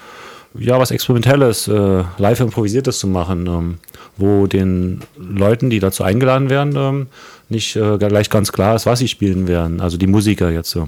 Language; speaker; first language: German; native; German